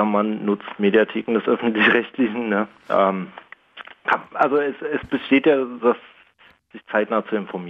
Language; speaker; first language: German; native; German